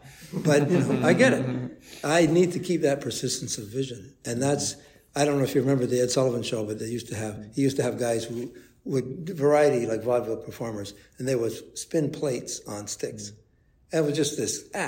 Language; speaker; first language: English; native; English